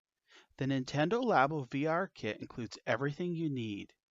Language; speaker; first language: English; native; English